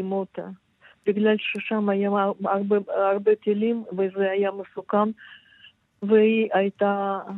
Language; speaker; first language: Hebrew; non-native, fluent; Russian